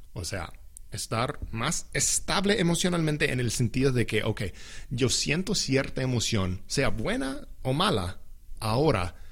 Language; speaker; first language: Spanish; non-native, fluent; English